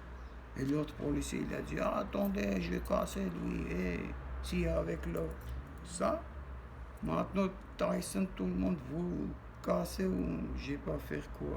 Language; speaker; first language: French; non-native, learner; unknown